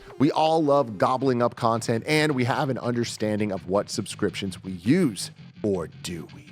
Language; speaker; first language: English; native; English